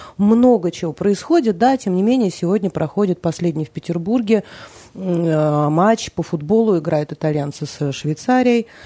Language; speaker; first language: Russian; native; Russian